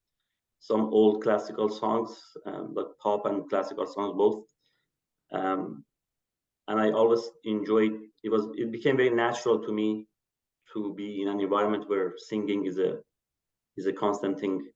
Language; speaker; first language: English; non-native, fluent; Persian